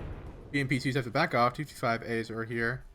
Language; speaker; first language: English; native; English